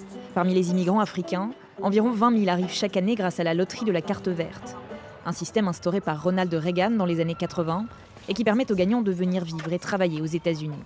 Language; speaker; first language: French; native; French